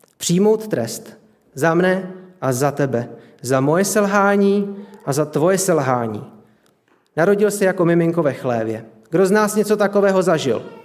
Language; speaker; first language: Czech; native; Czech